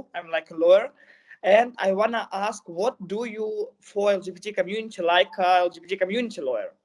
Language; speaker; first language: English; non-native, learner; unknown